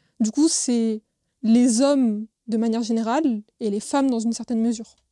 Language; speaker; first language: French; native; French